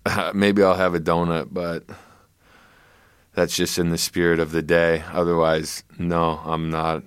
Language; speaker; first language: English; native; English